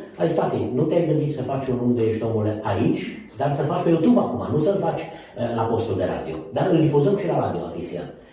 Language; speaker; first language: Romanian; native; Romanian